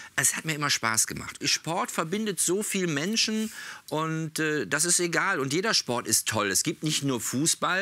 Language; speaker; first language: German; native; German